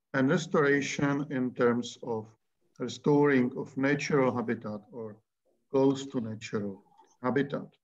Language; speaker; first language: English; non-native, fluent; Czech